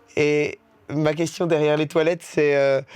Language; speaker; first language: French; native; French